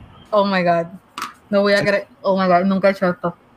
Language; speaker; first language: Spanish; native; Spanish